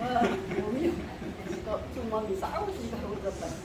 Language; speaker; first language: Chinese; non-native, local second language; Amis